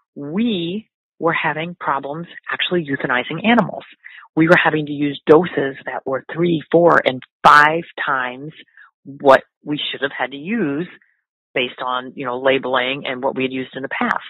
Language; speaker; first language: English; native; English